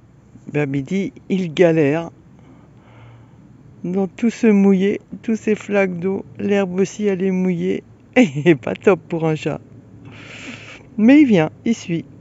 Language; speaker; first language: French; native; French